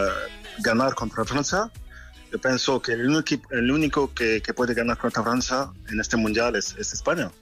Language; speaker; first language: Spanish; non-native, fluent; French